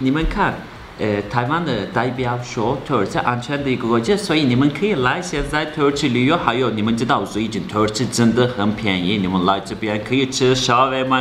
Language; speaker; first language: Chinese; non-native, learner; Turkish